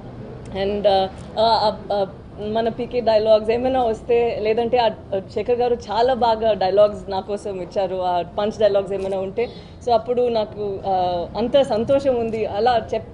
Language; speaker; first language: Telugu; non-native, fluent; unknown